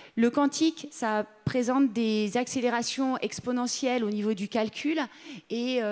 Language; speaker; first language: French; native; French